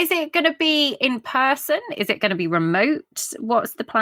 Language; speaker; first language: English; native; English